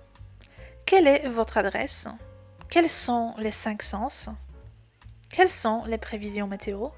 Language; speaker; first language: French; non-native, fluent; Polish